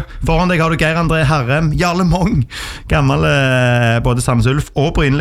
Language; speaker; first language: Norwegian; native; Norwegian